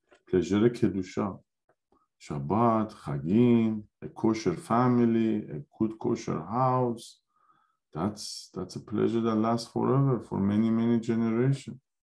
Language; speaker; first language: English; non-native, fluent; Persian